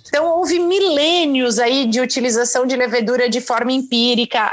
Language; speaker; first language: Portuguese; native; Portuguese